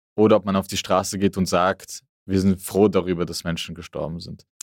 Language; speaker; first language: German; native; German